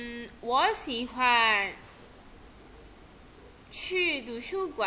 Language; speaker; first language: Chinese; non-native, local second language; Malay